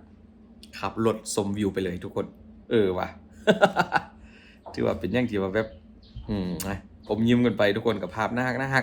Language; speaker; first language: Thai; non-native, local second language; Lao